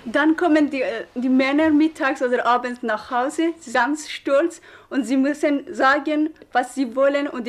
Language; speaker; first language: German; non-native, learner; Persian